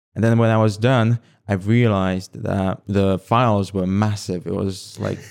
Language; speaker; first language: English; non-native, fluent; Slovak